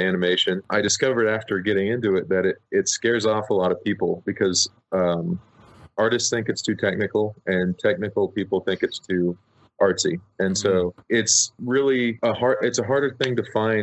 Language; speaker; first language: English; native; English